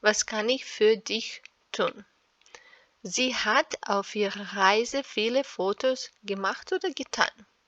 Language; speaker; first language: German; non-native, fluent; Serbian